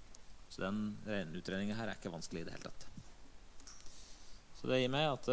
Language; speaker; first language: Norwegian; native; Norwegian